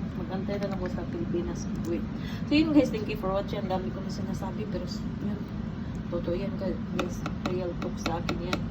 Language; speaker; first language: Filipino; native; Filipino